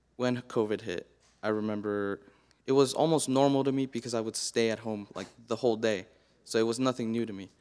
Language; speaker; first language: English; native; English